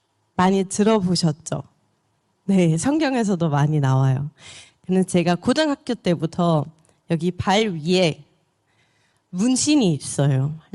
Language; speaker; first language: Korean; non-native, fluent; German